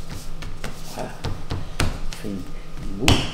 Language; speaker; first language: French; native; French